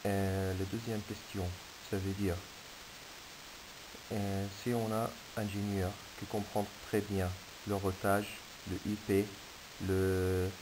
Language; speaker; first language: French; non-native, fluent; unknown